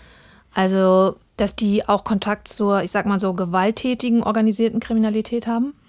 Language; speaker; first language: German; native; German